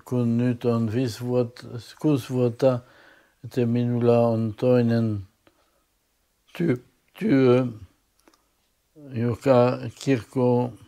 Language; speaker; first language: Finnish; non-native, fluent; French